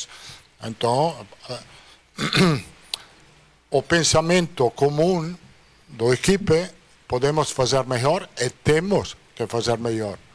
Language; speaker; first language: Portuguese; non-native, fluent; Italian